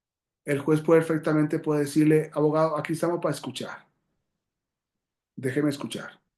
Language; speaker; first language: Spanish; native; Spanish